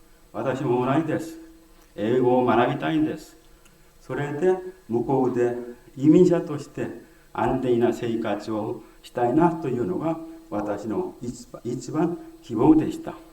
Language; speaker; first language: Japanese; non-native, fluent; Korean